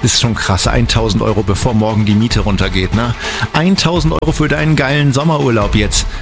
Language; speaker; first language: German; native; German